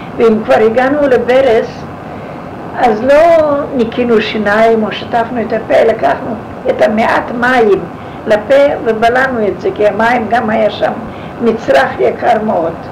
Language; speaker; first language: Hebrew; non-native, fluent; Yiddish